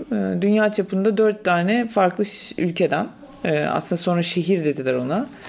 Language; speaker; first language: Turkish; native; Turkish